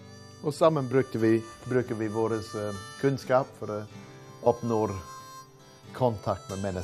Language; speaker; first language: Norwegian; non-native, fluent; English